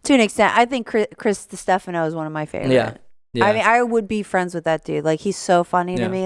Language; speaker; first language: English; native; English